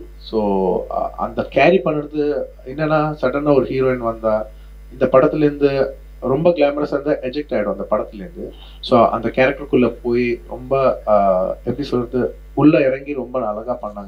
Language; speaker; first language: Tamil; non-native, local second language; Telugu